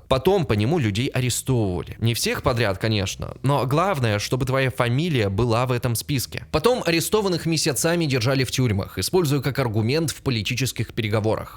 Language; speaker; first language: Russian; native; Russian